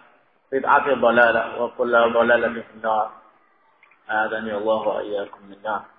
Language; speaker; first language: Arabic; non-native, fluent; Indonesian